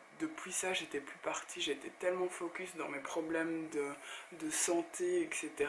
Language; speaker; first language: French; native; French